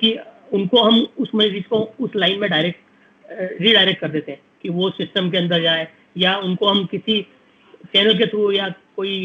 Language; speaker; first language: Hindi; native; Hindi